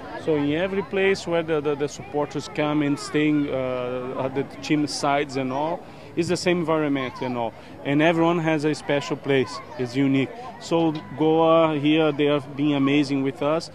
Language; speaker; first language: English; non-native, fluent; Portuguese